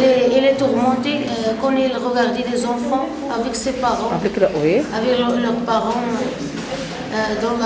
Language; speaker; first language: French; non-native, learner; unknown